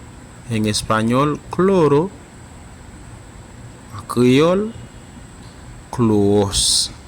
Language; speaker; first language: Spanish; non-native, fluent; Haitian Creole